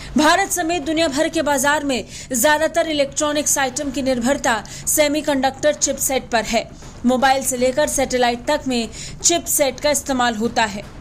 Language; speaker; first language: Hindi; native; Hindi